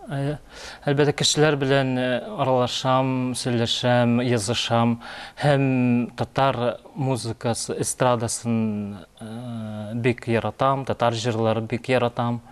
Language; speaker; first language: Tatar; non-native, learner; Yakut